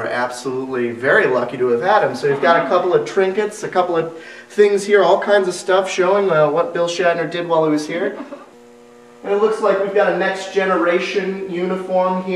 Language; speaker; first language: English; native; English